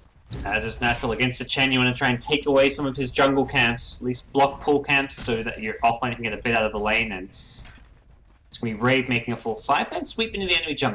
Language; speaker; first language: English; native; English